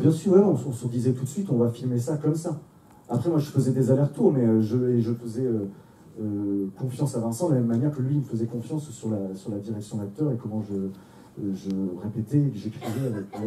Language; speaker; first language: French; native; French